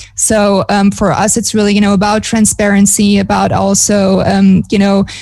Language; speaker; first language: English; non-native, fluent; German